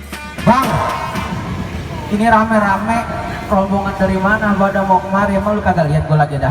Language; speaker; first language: Indonesian; native; Indonesian